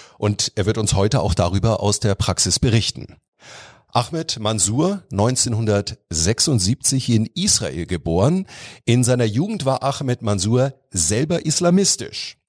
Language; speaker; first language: German; native; German